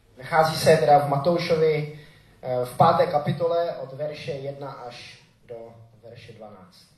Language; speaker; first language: Czech; native; Czech